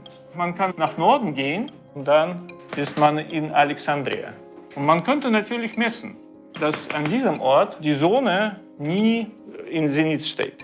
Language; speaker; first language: German; non-native, fluent; Russian